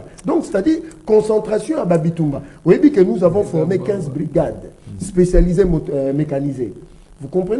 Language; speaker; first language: French; non-native, local second language; Lingala